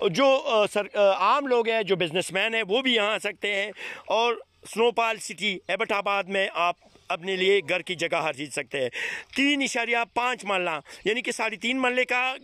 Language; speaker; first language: Urdu; non-native, local second language; Pashto